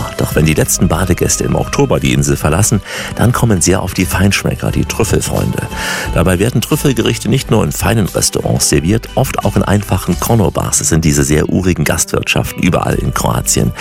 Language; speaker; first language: German; native; German